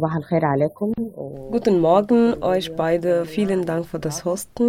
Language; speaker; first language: German; non-native, fluent; Arabic